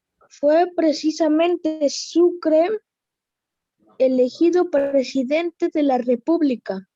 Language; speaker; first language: Spanish; native; Spanish